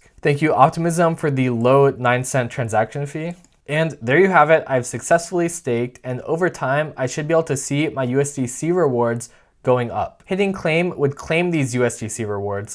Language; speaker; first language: English; native; English